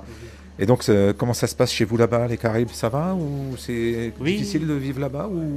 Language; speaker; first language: French; native; French